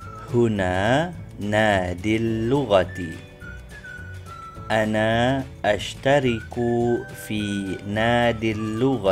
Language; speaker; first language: Arabic; non-native, fluent; Malay